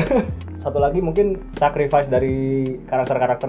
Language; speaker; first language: Indonesian; native; Indonesian